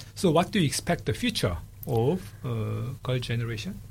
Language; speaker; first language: English; non-native, fluent; Korean